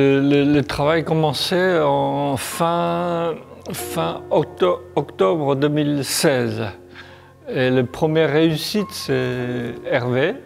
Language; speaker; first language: French; non-native, learner; Chinese